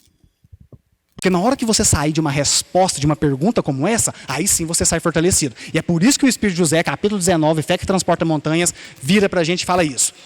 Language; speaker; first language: Portuguese; native; Portuguese